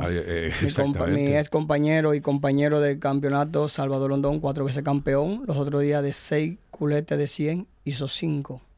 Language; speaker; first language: Spanish; native; Spanish